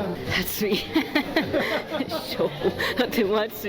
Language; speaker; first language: Japanese; non-native, learner; French